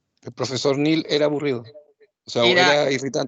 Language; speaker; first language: Spanish; native; Spanish